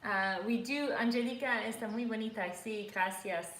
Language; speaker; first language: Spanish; non-native, learner; English